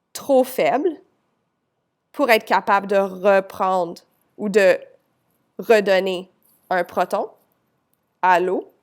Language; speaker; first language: French; native; French